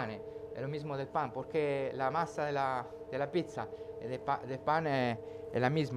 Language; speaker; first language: Spanish; non-native, learner; Italian